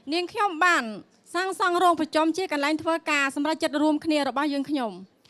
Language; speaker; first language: Khmer; non-native, local second language; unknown